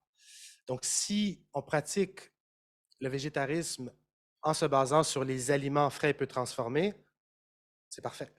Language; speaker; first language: French; native; French